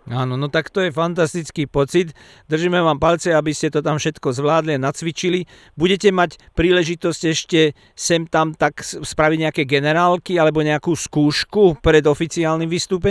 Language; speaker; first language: Slovak; native; Slovak